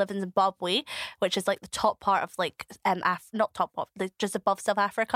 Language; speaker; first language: English; native; English